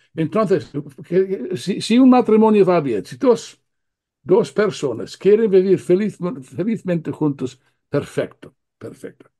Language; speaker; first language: Spanish; non-native, fluent; English